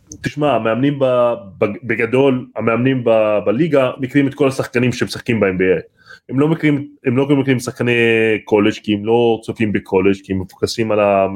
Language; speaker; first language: Hebrew; non-native, local second language; Arabic